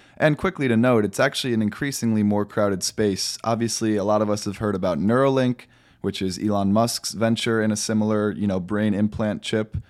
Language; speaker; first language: English; native; English